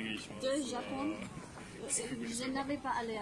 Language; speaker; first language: French; non-native, learner; English